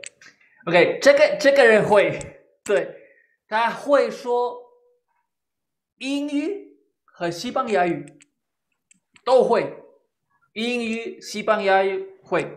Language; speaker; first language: Chinese; non-native, fluent; Spanish